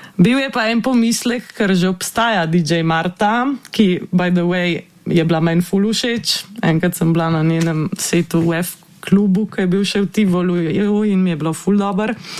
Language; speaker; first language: Slovenian; native; Slovenian